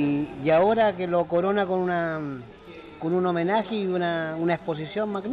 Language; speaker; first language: Spanish; native; Spanish